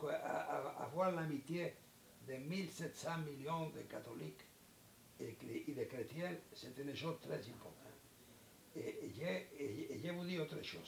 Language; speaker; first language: French; non-native, learner; Spanish